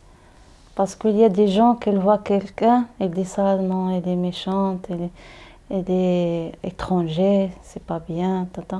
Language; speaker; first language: French; non-native, learner; Arabic